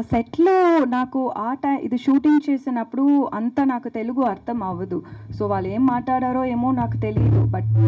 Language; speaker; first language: Telugu; non-native, learner; Tamil